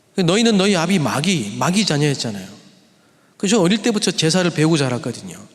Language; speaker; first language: Korean; native; Korean